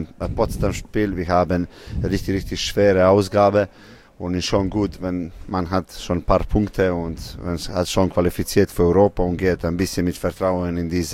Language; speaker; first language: German; non-native, fluent; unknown